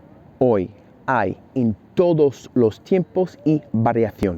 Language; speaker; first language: Spanish; non-native, fluent; English